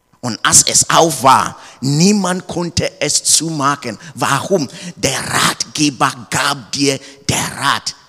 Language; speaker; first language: German; non-native, learner; English